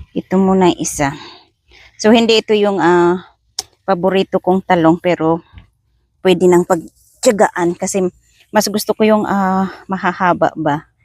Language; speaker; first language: Filipino; non-native, local second language; Masbatenyo